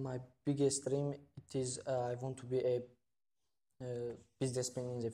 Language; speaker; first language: English; non-native, learner; Tajik